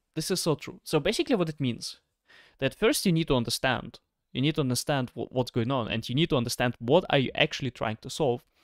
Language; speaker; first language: English; non-native, fluent; Ukrainian